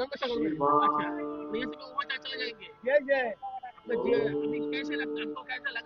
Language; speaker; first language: Hindi; non-native, local second language; Bangla